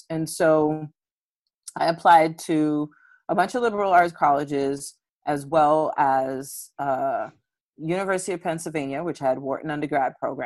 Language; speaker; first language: English; native; English